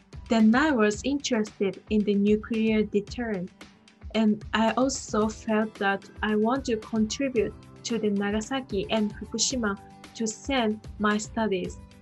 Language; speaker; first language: English; non-native, learner; Japanese